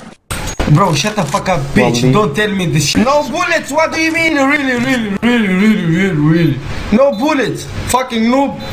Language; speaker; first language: English; non-native, fluent; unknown